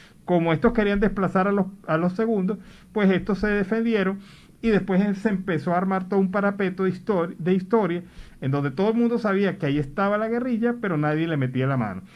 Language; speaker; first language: Spanish; native; Spanish